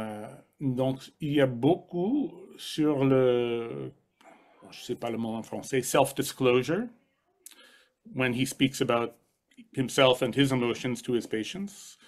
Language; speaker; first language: French; non-native, fluent; English